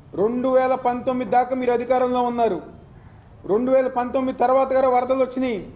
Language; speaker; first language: Telugu; native; Telugu